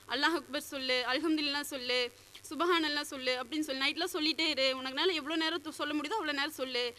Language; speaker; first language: Tamil; native; Tamil